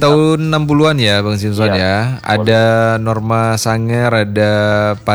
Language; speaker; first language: Indonesian; native; Indonesian